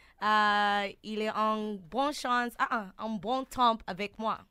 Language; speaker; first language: French; non-native, learner; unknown